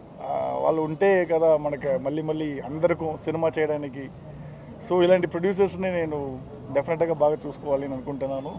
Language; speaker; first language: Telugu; non-native, learner; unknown